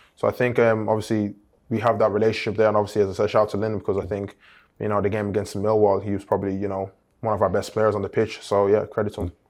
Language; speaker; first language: English; native; English